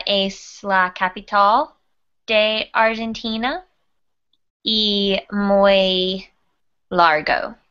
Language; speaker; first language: Spanish; non-native, learner; English